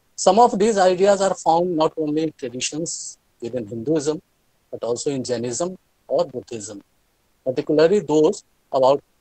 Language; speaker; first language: English; non-native, local second language; Hindi